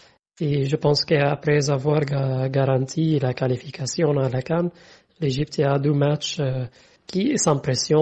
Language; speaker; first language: French; non-native, fluent; Arabic